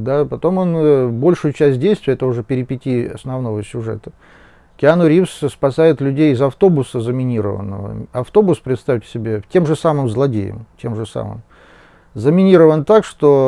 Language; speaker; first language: Russian; native; Russian